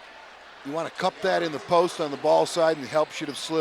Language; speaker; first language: English; native; English